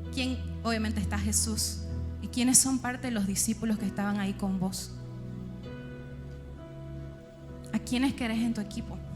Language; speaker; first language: Spanish; native; Spanish